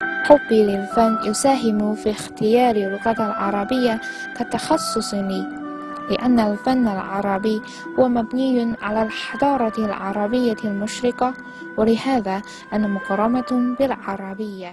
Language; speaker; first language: Arabic; non-native, learner; Chinese